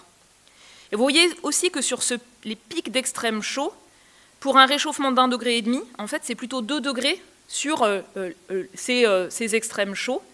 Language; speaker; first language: French; native; French